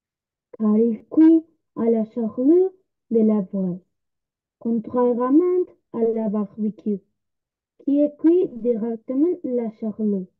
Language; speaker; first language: French; non-native, learner; Spanish